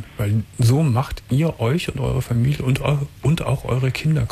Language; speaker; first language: German; native; German